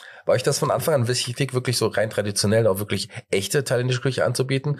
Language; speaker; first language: German; native; German